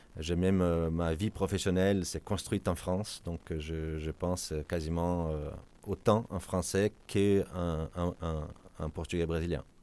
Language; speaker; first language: French; non-native, fluent; Portuguese